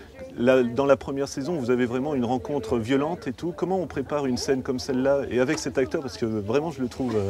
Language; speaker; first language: French; native; French